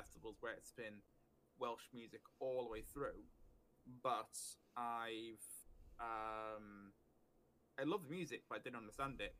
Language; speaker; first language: English; native; English